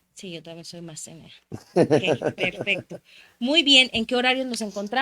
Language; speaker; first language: Spanish; native; Spanish